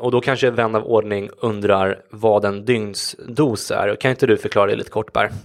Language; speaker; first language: Swedish; native; Swedish